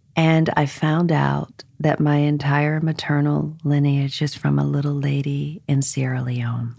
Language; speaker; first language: English; early bilingual, other home language; Krio